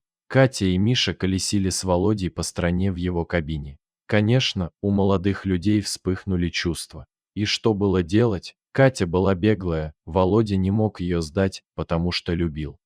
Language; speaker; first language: Russian; native; Russian